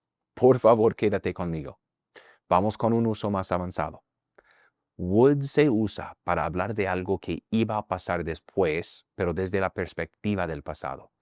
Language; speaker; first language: Spanish; non-native, fluent; English